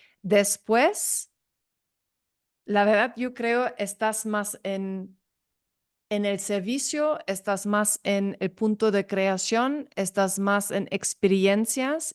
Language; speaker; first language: Spanish; non-native, fluent; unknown